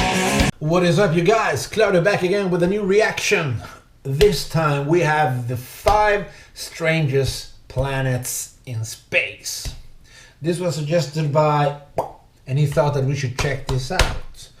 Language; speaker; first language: English; native; English